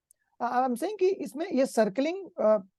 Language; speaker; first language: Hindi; native; Hindi